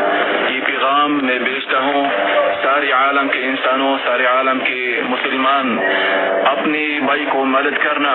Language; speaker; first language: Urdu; non-native, fluent; Arabic